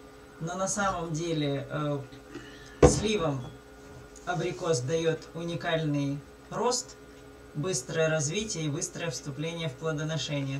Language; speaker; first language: Russian; native; Russian